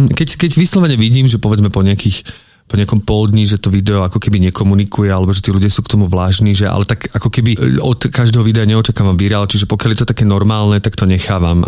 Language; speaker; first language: Slovak; native; Slovak